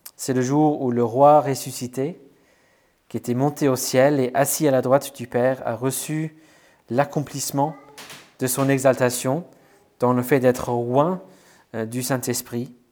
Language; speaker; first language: French; non-native, fluent; English